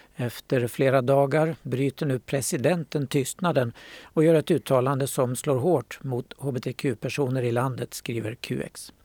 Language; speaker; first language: Swedish; native; Swedish